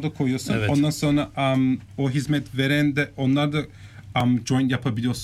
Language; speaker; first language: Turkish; early bilingual, heritage; Turkish